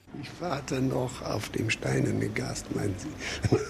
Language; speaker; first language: German; non-native, fluent; English